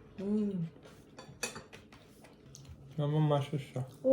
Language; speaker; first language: Korean; non-native, learner; German